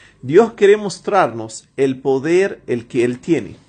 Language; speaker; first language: Spanish; non-native, fluent; Arabic